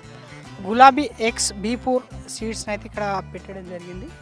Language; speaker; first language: Telugu; native; Telugu